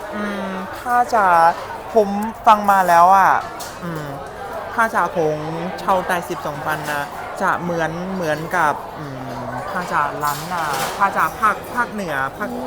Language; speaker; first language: Thai; non-native, fluent; Chinese